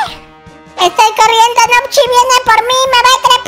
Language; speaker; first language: Spanish; native; Spanish